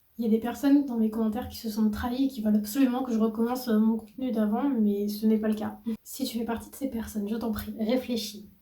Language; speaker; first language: French; native; French